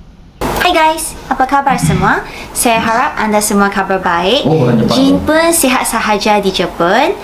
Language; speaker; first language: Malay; non-native, fluent; Japanese